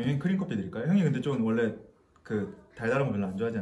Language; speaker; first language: Korean; native; Korean